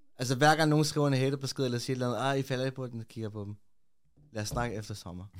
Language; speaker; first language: Danish; early bilingual, other home language; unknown